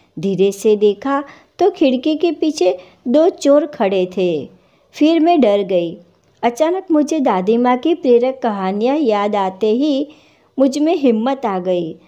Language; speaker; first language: Hindi; non-native, local second language; Gujarati